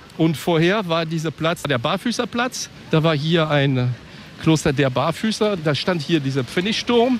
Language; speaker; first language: German; non-native, local second language; French